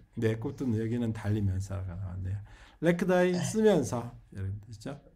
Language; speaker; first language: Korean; native; Korean